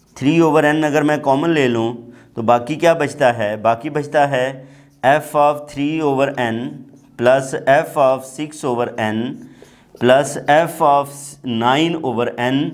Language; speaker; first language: Urdu; non-native, local second language; Punjabi